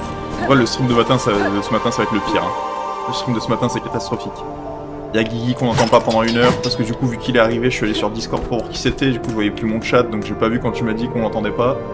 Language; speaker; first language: French; native; French